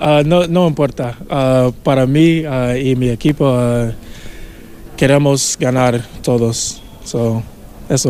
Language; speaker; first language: Spanish; non-native, learner; English